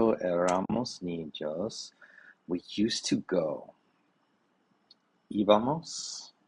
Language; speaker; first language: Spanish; non-native, learner; English